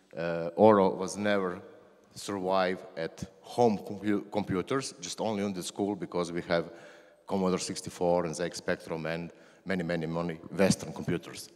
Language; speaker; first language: English; non-native, learner; Croatian